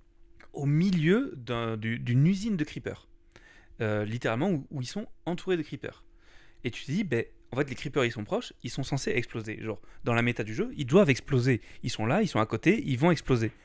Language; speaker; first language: French; native; French